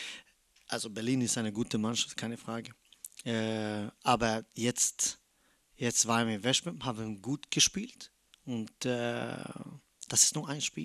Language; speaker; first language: German; non-native, fluent; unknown